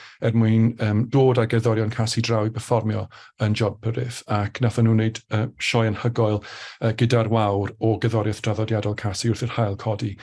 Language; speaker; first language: Welsh; native; Welsh